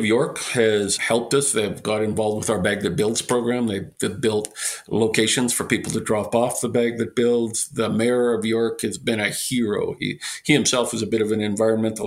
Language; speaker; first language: English; native; English